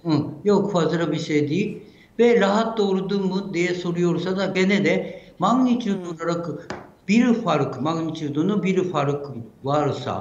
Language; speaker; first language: Turkish; non-native, fluent; Japanese